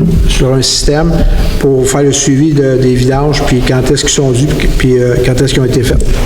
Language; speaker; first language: French; native; French